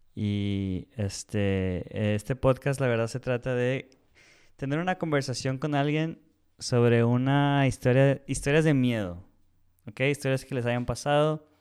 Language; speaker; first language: Spanish; early bilingual, heritage; Spanish